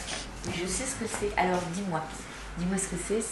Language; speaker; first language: French; native; French